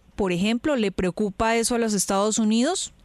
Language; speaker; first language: Spanish; native; Spanish